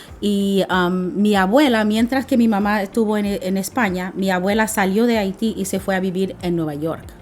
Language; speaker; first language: Spanish; non-native, fluent; English